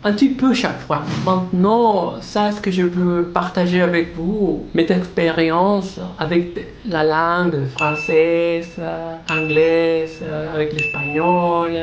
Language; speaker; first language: French; non-native, learner; Spanish